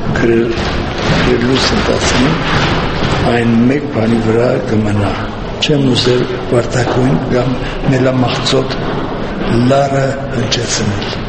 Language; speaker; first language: Armenian; early bilingual, heritage; Armenian